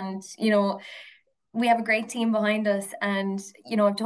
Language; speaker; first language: English; native; English